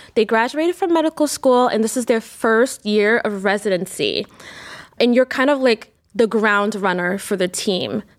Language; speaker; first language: English; native; English